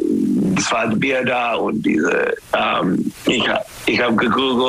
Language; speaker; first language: German; non-native, fluent; English